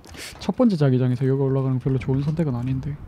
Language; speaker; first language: Korean; native; Korean